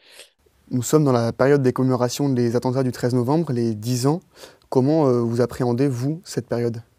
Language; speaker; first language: French; native; French